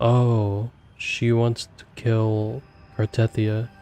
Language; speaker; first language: English; native; English